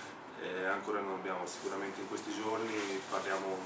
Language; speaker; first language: Italian; non-native, fluent; Slovenian